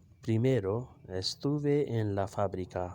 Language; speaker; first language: Spanish; non-native, learner; Urdu